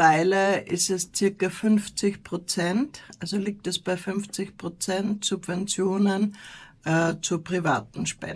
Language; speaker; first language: German; native; German